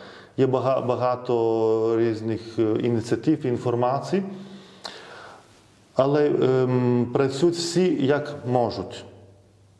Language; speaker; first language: Ukrainian; non-native, fluent; Lithuanian